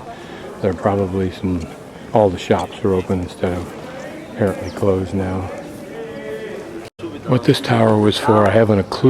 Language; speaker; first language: English; native; English